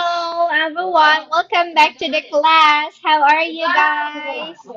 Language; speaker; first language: English; non-native, learner; Indonesian